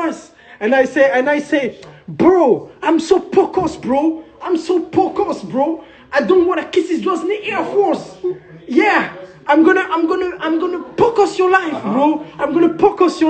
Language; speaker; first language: English; non-native, learner; French